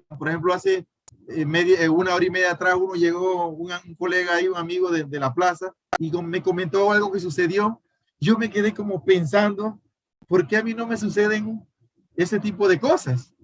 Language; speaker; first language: Spanish; native; Spanish